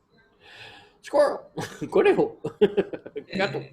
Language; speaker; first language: Spanish; non-native, learner; English